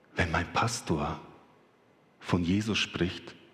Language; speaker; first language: German; early bilingual, other home language; Russian